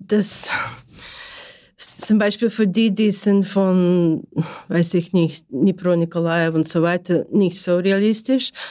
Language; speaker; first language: German; non-native, learner; Ukrainian